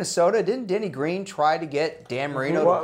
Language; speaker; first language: English; native; English